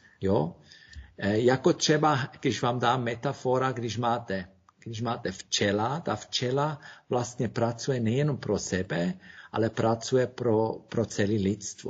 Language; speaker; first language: Czech; non-native, fluent; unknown